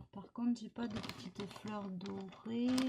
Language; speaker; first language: French; native; French